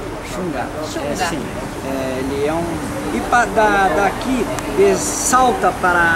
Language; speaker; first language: Spanish; non-native, learner; Portuguese